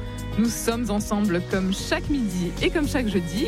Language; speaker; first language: French; native; French